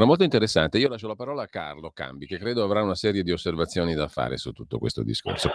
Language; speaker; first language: Italian; native; Italian